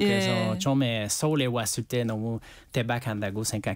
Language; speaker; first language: Korean; non-native, learner; French